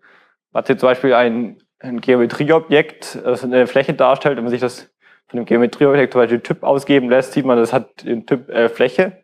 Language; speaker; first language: German; native; German